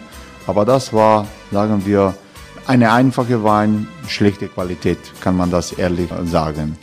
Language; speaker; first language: German; non-native, learner; Croatian